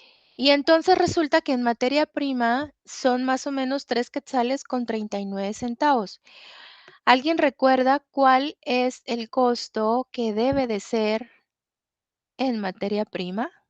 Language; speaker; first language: Spanish; native; Spanish